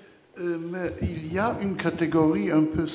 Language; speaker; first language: French; non-native, fluent; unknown